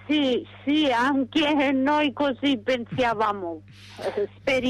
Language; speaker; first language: Italian; non-native, local second language; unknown